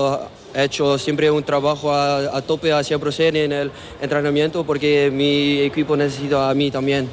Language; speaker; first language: Spanish; non-native, learner; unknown